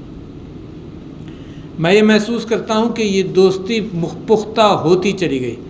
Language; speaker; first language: Urdu; native; Urdu